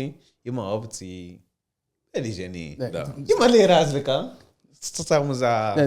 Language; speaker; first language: Bulgarian; non-native, learner; Portuguese